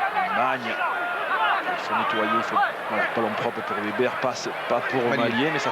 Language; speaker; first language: French; native; French